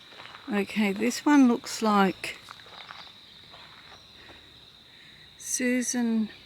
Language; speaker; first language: English; native; English